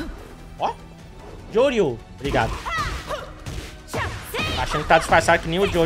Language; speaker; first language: Portuguese; native; Portuguese